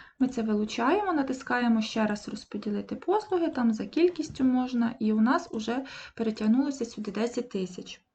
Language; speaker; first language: Ukrainian; native; Ukrainian